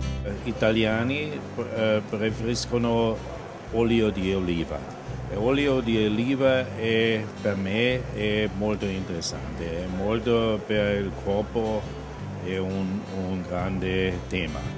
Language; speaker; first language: Italian; non-native, learner; German